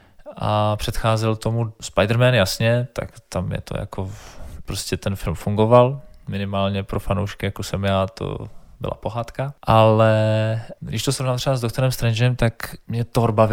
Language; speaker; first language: Czech; native; Czech